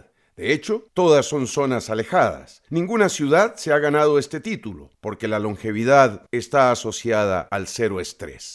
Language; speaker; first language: Spanish; native; Spanish